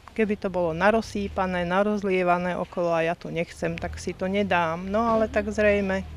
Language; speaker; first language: Slovak; native; Slovak